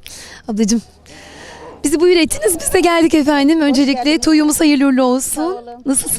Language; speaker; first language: Turkish; native; Turkish